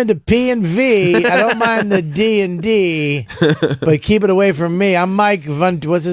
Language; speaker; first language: English; native; English